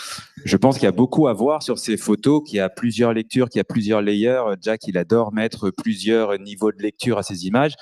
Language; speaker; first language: French; native; French